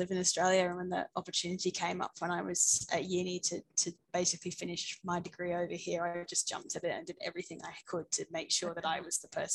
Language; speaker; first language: English; native; English